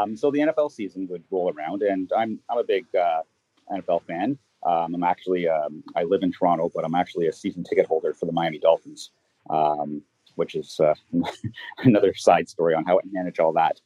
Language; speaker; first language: English; native; English